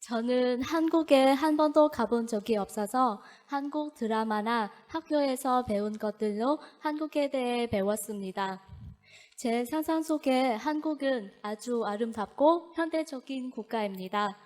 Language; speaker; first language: Korean; non-native, fluent; Vietnamese